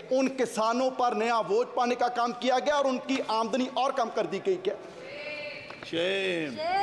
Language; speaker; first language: Hindi; native; Hindi